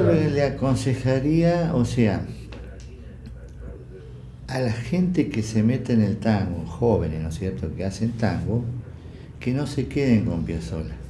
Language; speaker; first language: Spanish; native; Spanish